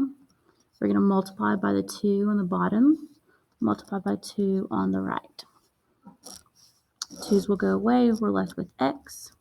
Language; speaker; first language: English; native; English